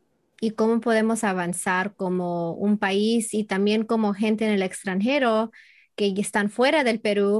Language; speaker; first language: Spanish; early bilingual, heritage; English